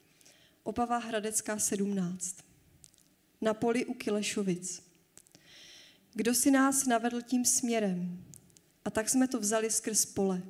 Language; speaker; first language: Czech; native; Czech